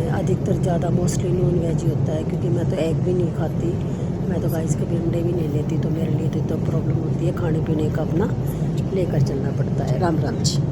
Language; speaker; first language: Hindi; native; Hindi